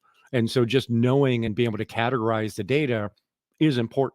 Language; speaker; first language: English; native; English